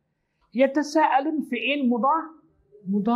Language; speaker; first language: Arabic; non-native, fluent; Malay